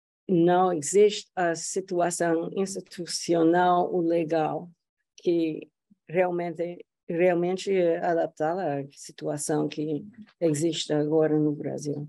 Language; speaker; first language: Portuguese; non-native, fluent; English